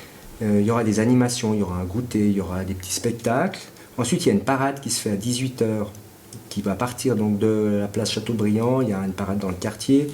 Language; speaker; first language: French; native; French